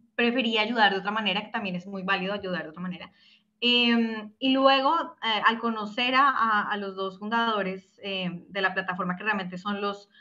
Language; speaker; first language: Spanish; native; Spanish